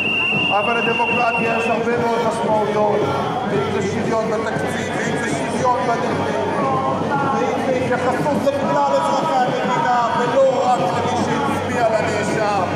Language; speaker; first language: Hebrew; native; Hebrew